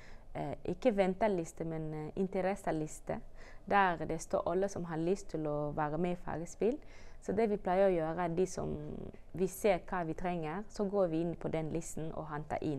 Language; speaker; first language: Norwegian; early bilingual, other home language; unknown